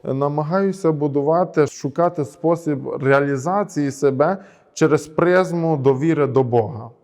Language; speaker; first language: Ukrainian; early bilingual, heritage; Ukrainian